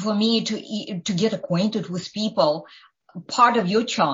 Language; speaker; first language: English; non-native, fluent; Ukrainian